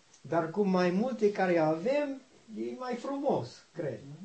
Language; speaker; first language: Romanian; non-native, learner; English